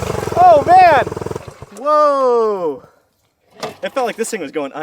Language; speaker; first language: English; native; English